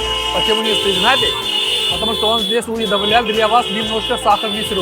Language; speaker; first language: Russian; non-native, learner; Hindi